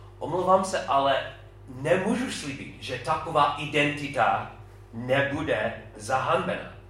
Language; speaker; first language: Czech; non-native, fluent; English